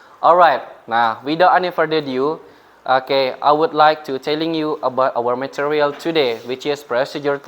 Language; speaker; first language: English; non-native, fluent; Indonesian